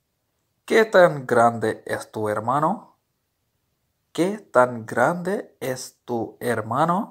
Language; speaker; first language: Spanish; non-native, learner; Urdu